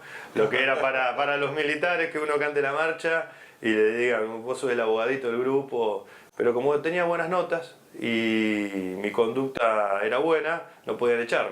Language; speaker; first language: Spanish; native; Spanish